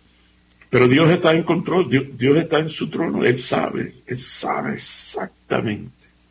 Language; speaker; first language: Spanish; native; Spanish